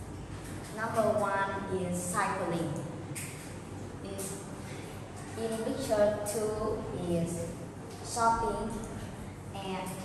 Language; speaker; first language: English; non-native, learner; Vietnamese